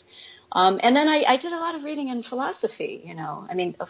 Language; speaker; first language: English; native; English